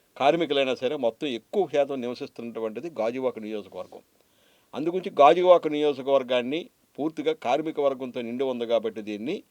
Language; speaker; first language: Telugu; native; Telugu